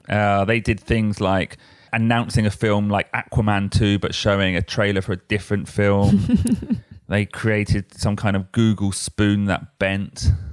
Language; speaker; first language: English; native; English